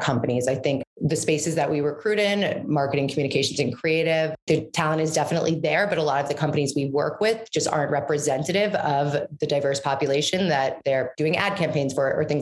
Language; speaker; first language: English; native; English